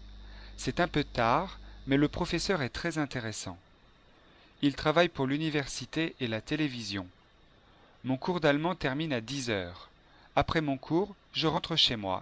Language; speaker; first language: French; non-native, learner; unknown